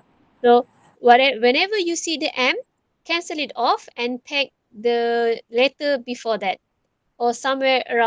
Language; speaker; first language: English; non-native, local second language; Malay